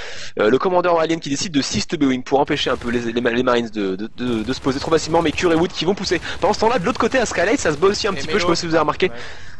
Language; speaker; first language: French; native; French